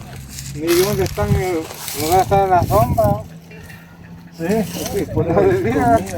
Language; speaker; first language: Spanish; native; Spanish